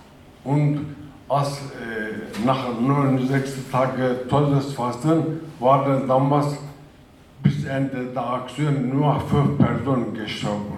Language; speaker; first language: German; non-native, fluent; Turkish